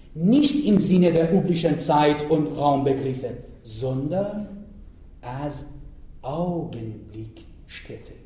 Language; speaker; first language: German; non-native, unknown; Persian